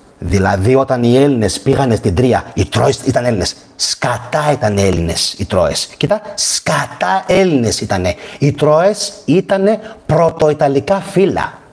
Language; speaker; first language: Greek; native; Greek